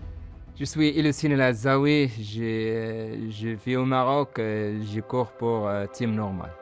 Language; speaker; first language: French; non-native, local second language; Arabic